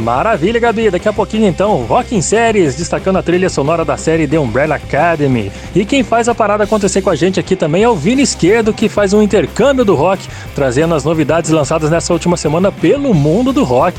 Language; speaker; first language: Portuguese; native; Portuguese